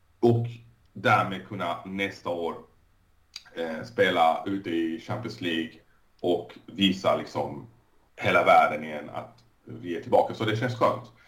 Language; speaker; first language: Swedish; early bilingual, other home language; Persian